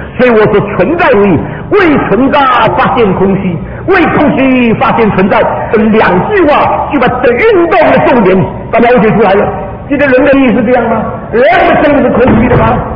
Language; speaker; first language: Chinese; early bilingual, heritage; Chinese